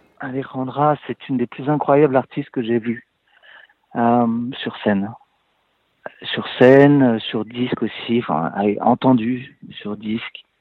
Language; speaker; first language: French; native; French